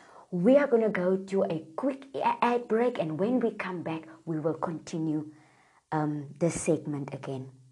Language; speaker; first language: English; non-native, local second language; Afrikaans